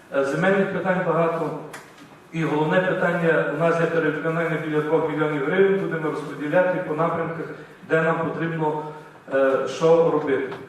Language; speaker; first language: Ukrainian; native; Ukrainian